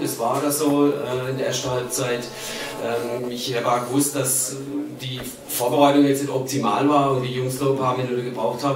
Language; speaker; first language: German; native; German